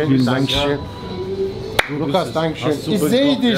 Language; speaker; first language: German; non-native, learner; Turkish